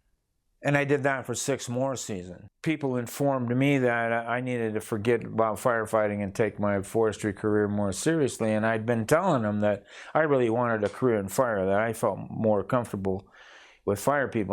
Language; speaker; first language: English; native; English